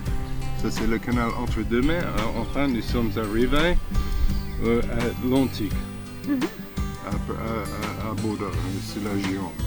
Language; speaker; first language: French; non-native, fluent; English